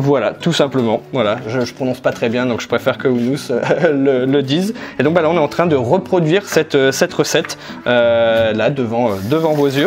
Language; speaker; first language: French; native; French